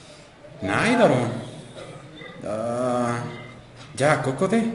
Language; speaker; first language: Japanese; non-native, learner; Spanish